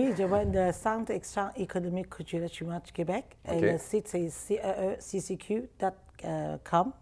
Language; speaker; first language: French; non-native, learner; Chinese